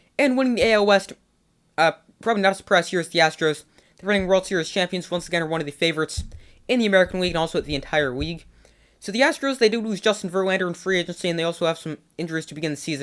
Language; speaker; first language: English; native; English